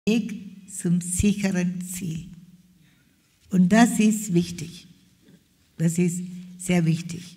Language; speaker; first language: German; non-native, fluent; Malayalam